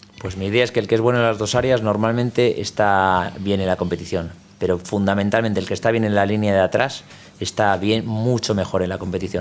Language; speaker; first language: Spanish; native; Spanish